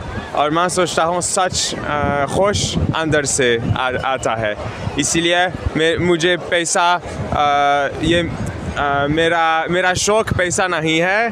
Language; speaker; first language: Hindi; non-native, learner; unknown